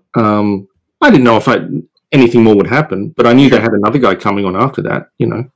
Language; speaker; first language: English; native; English